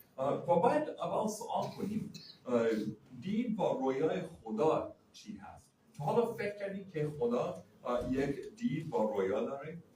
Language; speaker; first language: Persian; non-native, fluent; English